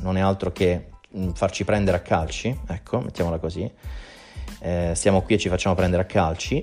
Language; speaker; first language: Italian; native; Italian